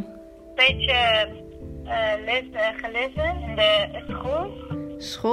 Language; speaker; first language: Dutch; non-native, learner; Persian